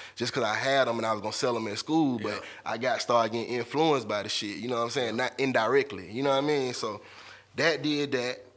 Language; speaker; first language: English; native; English